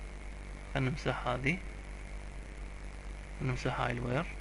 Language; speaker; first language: Arabic; native; Arabic